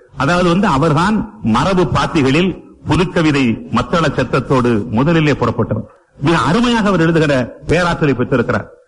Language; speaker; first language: Tamil; native; Tamil